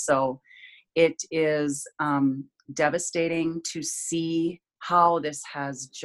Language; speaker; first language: English; native; English